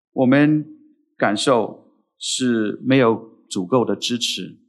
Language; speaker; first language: Chinese; non-native, fluent; English